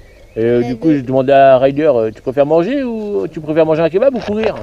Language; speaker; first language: French; native; French